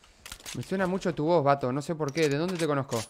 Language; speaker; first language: Spanish; native; Spanish